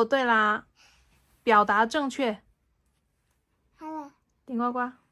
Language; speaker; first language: Chinese; native; Chinese